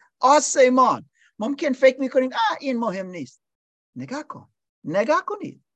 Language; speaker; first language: Persian; non-native, learner; English